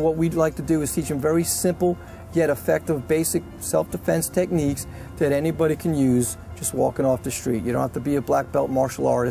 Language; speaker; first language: English; native; English